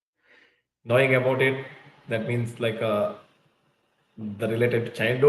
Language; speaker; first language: English; non-native, local second language; Tulu